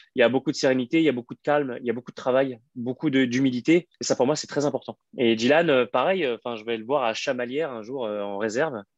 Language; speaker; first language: French; native; French